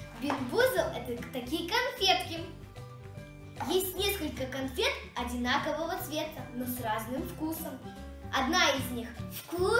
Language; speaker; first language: Russian; native; Russian